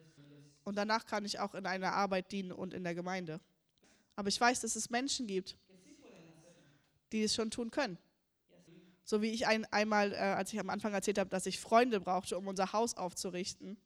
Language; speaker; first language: German; early bilingual, heritage; German